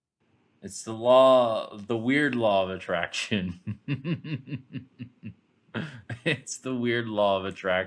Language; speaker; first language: English; native; English